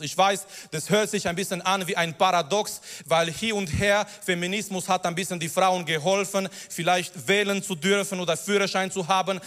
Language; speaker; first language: German; non-native, fluent; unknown